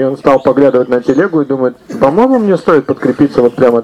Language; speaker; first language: Russian; native; Russian